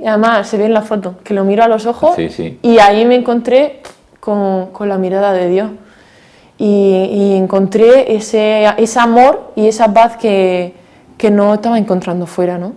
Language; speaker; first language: Spanish; native; Spanish